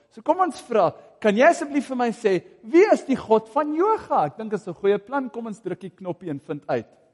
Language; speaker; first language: Afrikaans; non-native, fluent; English